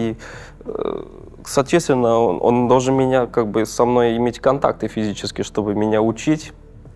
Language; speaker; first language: Russian; non-native, fluent; Korean